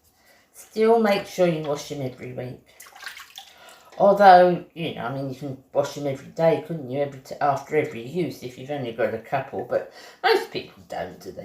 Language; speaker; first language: English; native; English